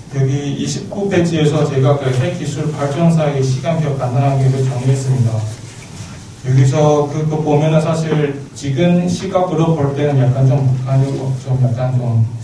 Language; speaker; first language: Korean; non-native, learner; Chinese